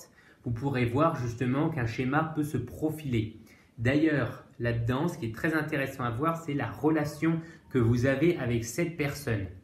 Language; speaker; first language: French; native; French